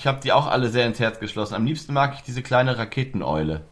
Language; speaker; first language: German; native; German